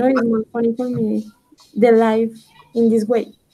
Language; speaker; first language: English; non-native, learner; Spanish